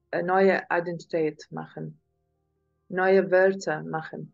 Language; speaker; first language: German; non-native, learner; Arabic